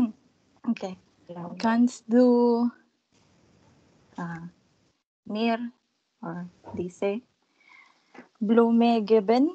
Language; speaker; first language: German; non-native, learner; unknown